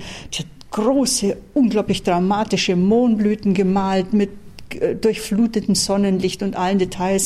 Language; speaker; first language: German; native; German